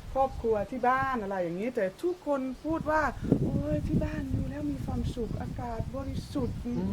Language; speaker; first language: Thai; non-native, fluent; Dutch